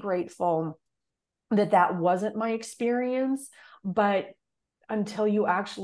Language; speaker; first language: English; native; English